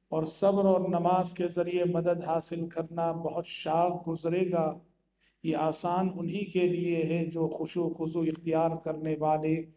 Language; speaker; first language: Urdu; native; Urdu